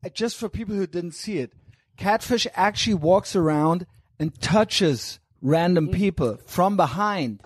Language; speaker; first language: English; non-native, fluent; German